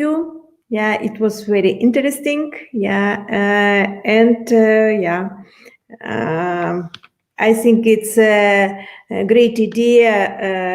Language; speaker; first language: English; non-native, learner; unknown